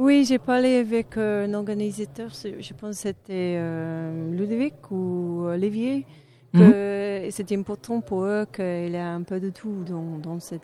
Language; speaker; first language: French; non-native, fluent; English